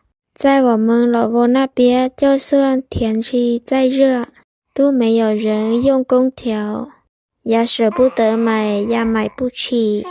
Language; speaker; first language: Chinese; non-native, fluent; Lao